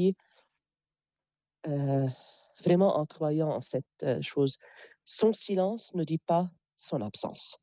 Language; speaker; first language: French; non-native, local second language; Arabic